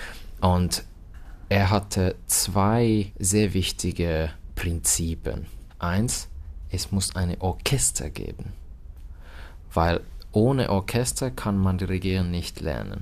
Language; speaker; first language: German; non-native, fluent; Finnish